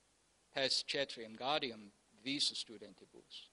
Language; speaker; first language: Latvian; non-native, learner; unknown